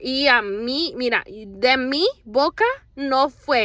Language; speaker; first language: Spanish; early bilingual, heritage; Spanish